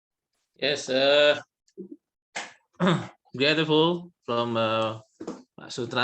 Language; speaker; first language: English; non-native, learner; Indonesian